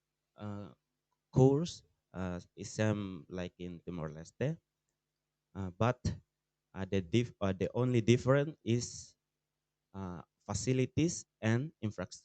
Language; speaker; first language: English; non-native, learner; Tetum